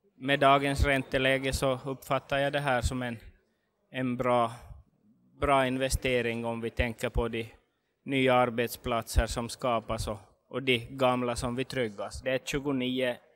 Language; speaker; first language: Swedish; native; Swedish